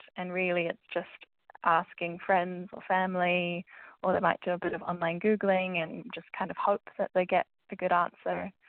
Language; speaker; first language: English; native; English